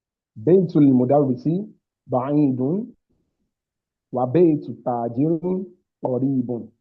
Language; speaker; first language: Arabic; non-native, learner; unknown